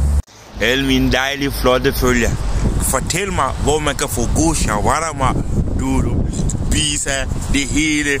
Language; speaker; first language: Danish; non-native, learner; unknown